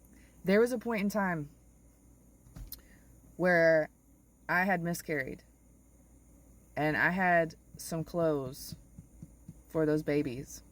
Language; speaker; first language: English; native; English